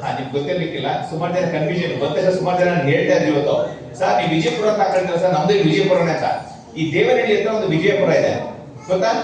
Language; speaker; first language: Kannada; native; Kannada